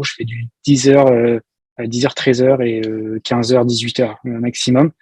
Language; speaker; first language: French; native; French